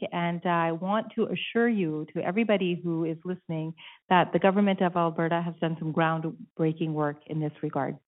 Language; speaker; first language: English; native; English